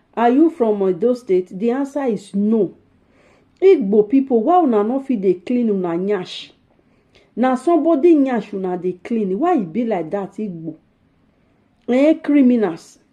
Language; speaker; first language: Nigerian Pidgin; non-native, local second language; Bini